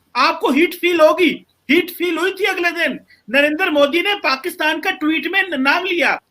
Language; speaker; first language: Urdu; non-native, local second language; Punjabi